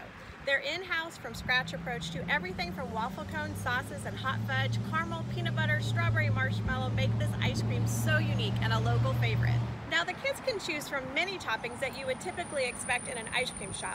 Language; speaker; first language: English; native; English